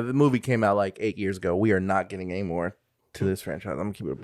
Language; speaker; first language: English; native; English